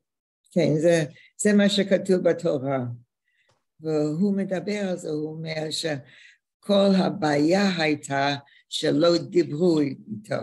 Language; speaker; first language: Hebrew; non-native, learner; English